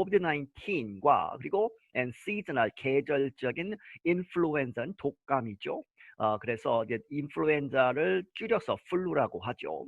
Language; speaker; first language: Korean; native; Korean